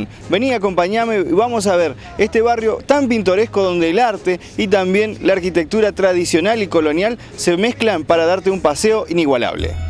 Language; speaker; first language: Spanish; native; Spanish